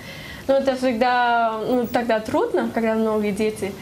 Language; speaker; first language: Russian; non-native, learner; German